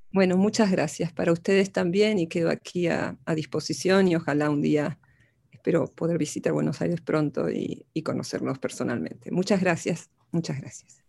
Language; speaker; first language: Spanish; native; Spanish